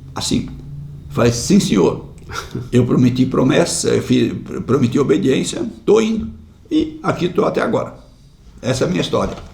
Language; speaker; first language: Portuguese; non-native, local second language; German